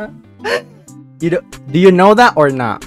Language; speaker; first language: English; non-native, learner; Indonesian